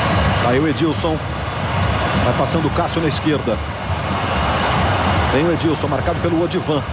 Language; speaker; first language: Portuguese; native; Portuguese